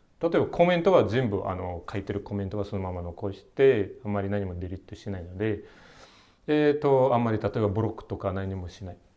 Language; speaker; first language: Japanese; non-native, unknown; Russian